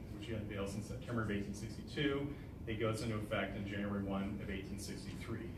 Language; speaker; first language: English; native; English